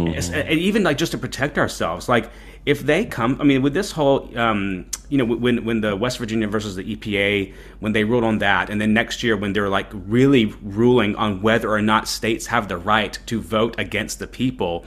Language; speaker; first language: English; native; English